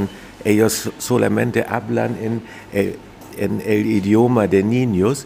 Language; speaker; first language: Spanish; non-native, fluent; German